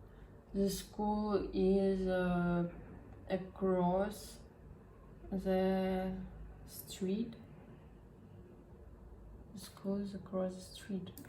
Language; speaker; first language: English; non-native, learner; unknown